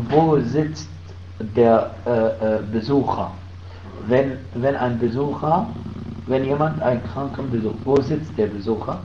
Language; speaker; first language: German; non-native, fluent; Arabic